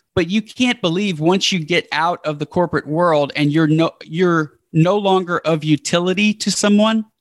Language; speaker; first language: English; native; English